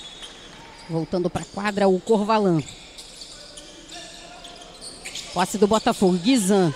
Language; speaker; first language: Portuguese; native; Portuguese